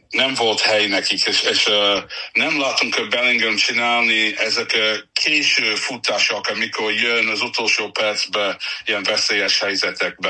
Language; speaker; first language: Hungarian; non-native, learner; English